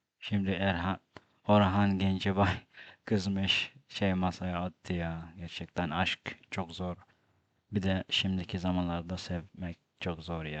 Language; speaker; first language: Turkish; non-native, fluent; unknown